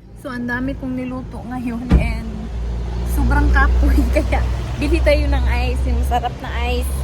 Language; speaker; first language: Filipino; non-native, local second language; Cebuano